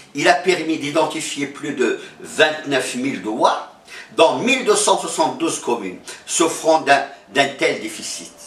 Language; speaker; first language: French; non-native, local second language; Arabic